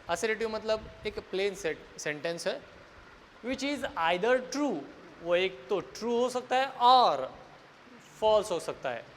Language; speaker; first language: Hindi; non-native, local second language; Marathi